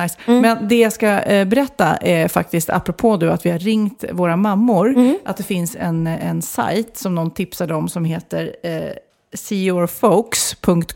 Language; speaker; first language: Swedish; native; Swedish